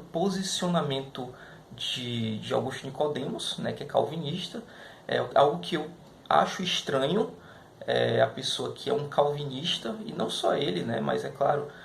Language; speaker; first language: Portuguese; native; Portuguese